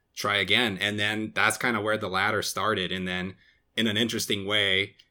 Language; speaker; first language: English; non-native, fluent; Portuguese